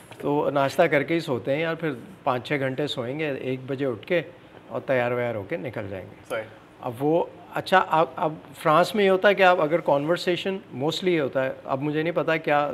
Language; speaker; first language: Urdu; native; Urdu